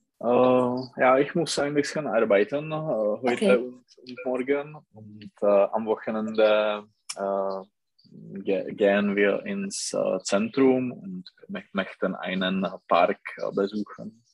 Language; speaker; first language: German; non-native, learner; Czech